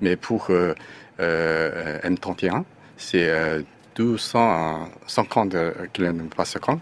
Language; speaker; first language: French; non-native, learner; Chinese